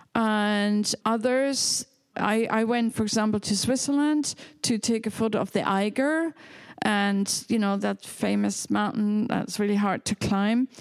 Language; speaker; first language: English; non-native, fluent; German